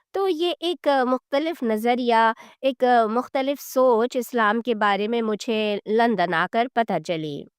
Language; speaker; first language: Urdu; native; Urdu